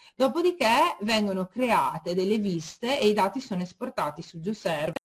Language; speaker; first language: Italian; native; Italian